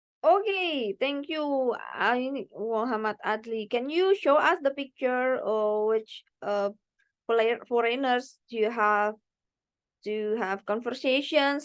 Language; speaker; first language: English; non-native, learner; Indonesian